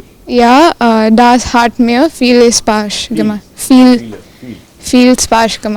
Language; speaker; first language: German; non-native, learner; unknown